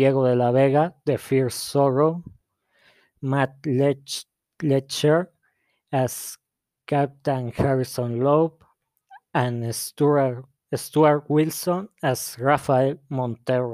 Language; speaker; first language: English; non-native, learner; Spanish